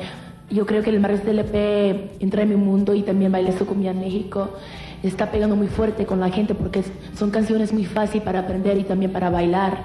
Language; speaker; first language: Spanish; early bilingual, heritage; English